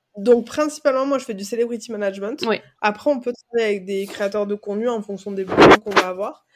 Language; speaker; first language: French; native; French